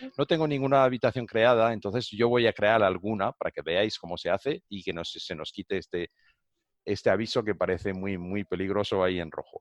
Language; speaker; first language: Spanish; native; Spanish